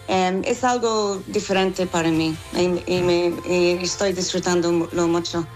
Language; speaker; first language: Spanish; non-native, fluent; English